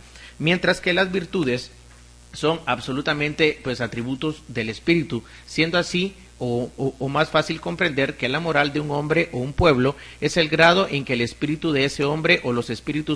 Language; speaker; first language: Spanish; native; Spanish